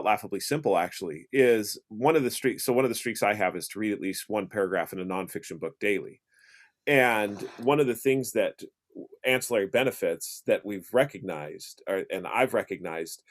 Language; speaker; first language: English; native; English